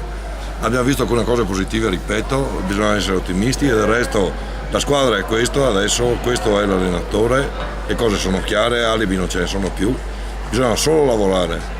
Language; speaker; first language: Italian; native; Italian